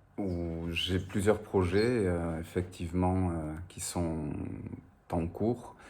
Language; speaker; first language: French; early bilingual, other home language; Spanish